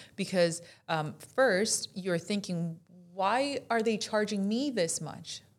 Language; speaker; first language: English; non-native, fluent; Spanish